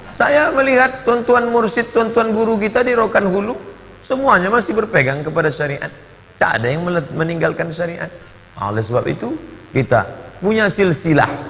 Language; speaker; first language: Indonesian; native; Indonesian